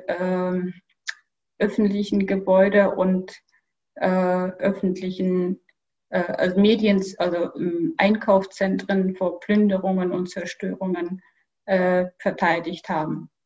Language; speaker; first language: German; non-native, fluent; Kyrgyz